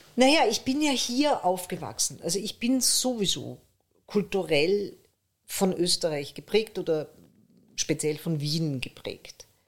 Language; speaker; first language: German; early bilingual, other home language; Persian